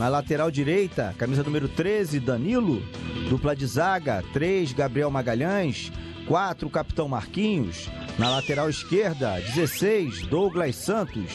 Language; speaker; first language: Portuguese; native; Portuguese